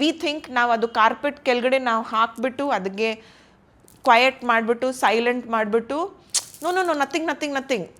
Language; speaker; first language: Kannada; non-native, local second language; Hindi